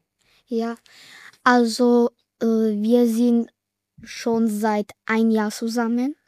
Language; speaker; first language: German; early bilingual, other home language; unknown